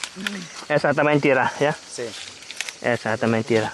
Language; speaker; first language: Portuguese; non-native, learner; Vietnamese